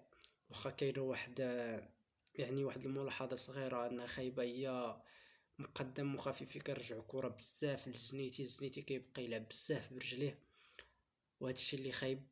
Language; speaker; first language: Arabic; native; Arabic